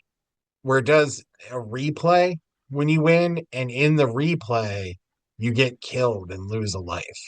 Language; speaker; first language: English; native; English